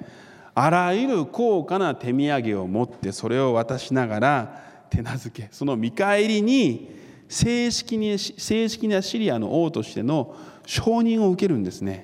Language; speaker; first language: Japanese; non-native, fluent; Korean